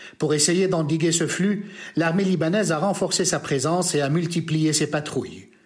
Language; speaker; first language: French; non-native, local second language; Arabic